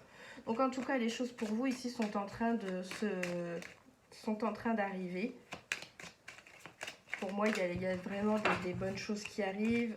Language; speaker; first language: French; native; French